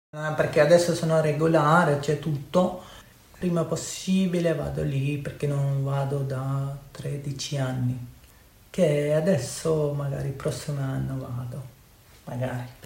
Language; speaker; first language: Italian; non-native, learner; Urdu